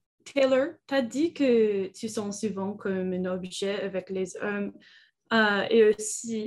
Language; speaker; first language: French; non-native, learner; English